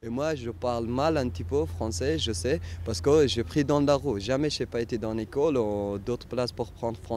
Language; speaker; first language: French; non-native, learner; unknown